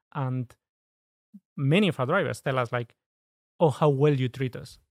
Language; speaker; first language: English; non-native, fluent; Spanish